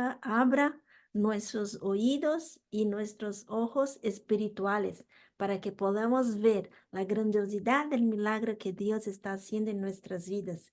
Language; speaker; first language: Spanish; non-native, fluent; Portuguese